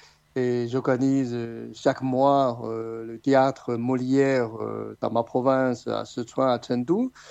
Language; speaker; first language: French; non-native, fluent; Chinese